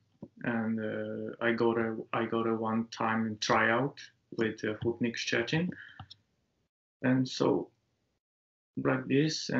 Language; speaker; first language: English; non-native, learner; Japanese